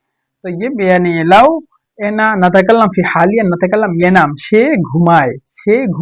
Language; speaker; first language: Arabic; non-native, fluent; Bangla